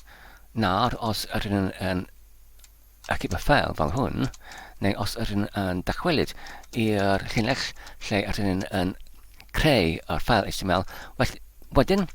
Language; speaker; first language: Welsh; non-native, learner; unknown